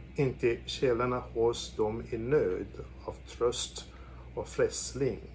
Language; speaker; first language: Swedish; non-native, fluent; French